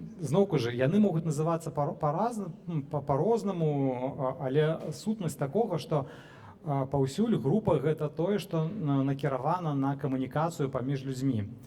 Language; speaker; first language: Belarusian; non-native, local second language; Russian